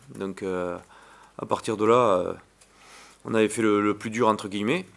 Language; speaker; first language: French; native; French